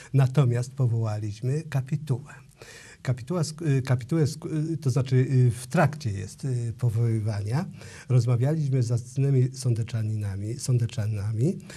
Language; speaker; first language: Polish; native; Polish